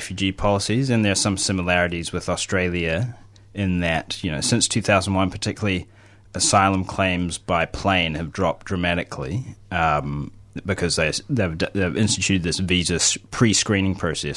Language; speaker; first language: English; native; English